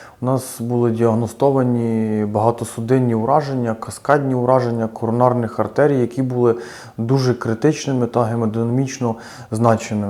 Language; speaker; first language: Ukrainian; native; Ukrainian